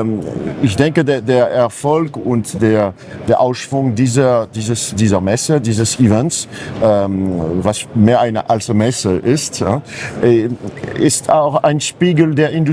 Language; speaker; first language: German; non-native, fluent; French